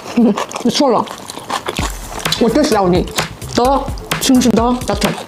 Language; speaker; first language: Chinese; non-native, learner; Korean